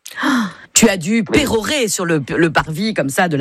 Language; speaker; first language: French; native; French